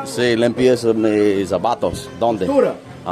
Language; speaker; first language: Spanish; non-native, learner; English